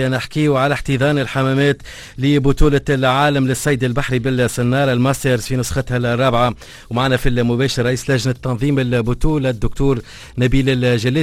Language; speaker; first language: Arabic; native; Arabic